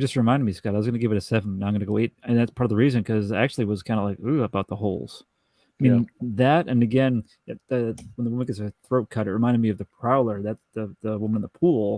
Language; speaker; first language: English; native; English